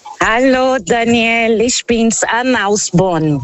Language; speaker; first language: German; non-native, learner; Portuguese